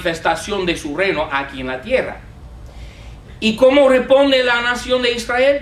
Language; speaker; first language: Spanish; non-native, fluent; English